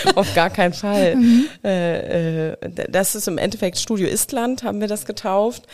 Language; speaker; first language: German; native; German